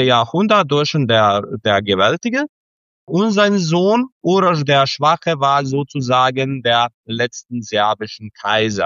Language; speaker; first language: German; non-native, fluent; Serbian